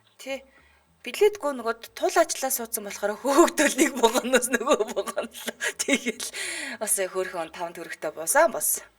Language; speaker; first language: Mongolian; native; Mongolian